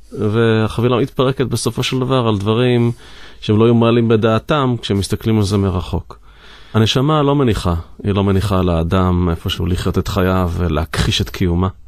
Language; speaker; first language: Hebrew; native; Hebrew